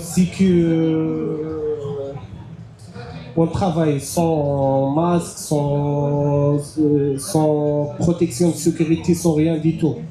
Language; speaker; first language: French; non-native, learner; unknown